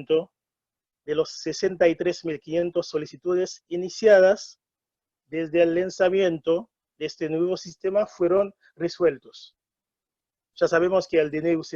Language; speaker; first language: Spanish; non-native, fluent; Haitian Creole